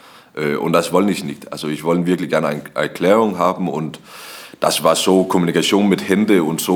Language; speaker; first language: German; non-native, learner; Danish